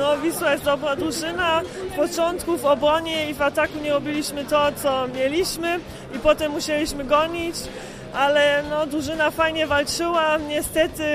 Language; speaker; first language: Polish; early bilingual, heritage; Polish